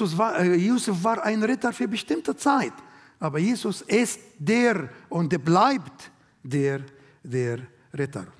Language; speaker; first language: German; non-native, learner; Arabic